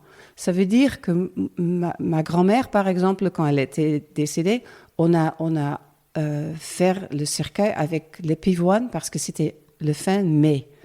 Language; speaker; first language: French; non-native, learner; Dutch